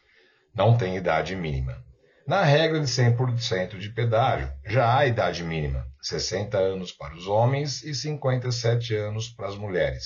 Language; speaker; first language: Portuguese; native; Portuguese